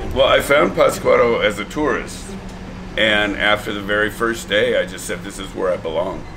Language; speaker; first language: Spanish; non-native, local second language; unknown